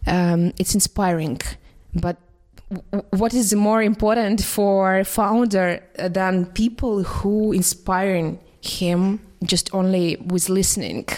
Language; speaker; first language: English; non-native, fluent; Russian